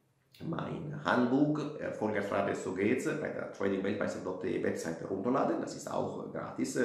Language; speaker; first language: German; non-native, fluent; Italian